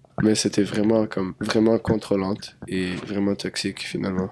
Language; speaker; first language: French; non-native, local second language; English